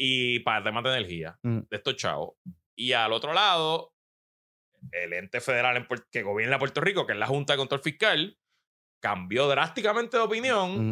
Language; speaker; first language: Spanish; native; Spanish